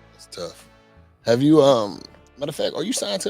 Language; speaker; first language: English; native; English